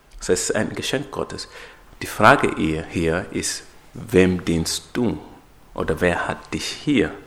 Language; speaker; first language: German; non-native, fluent; Swahili